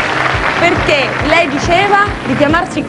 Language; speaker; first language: Italian; native; Italian